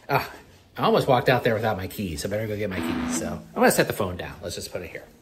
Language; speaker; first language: English; native; English